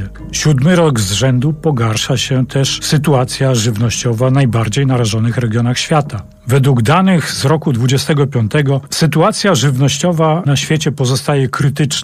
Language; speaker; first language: Polish; native; Polish